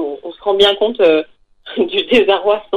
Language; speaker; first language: French; native; French